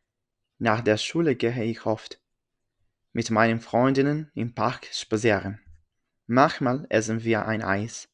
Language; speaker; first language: German; non-native, learner; French